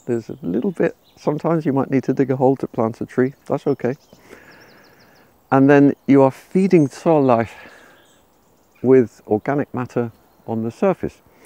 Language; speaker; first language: English; native; English